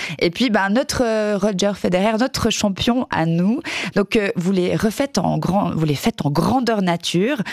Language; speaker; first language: French; native; French